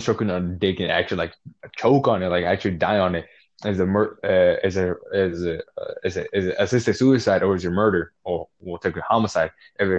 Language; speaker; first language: English; non-native, fluent; Spanish